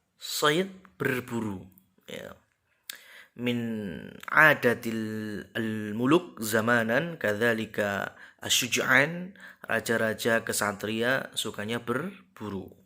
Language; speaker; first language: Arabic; non-native, fluent; Indonesian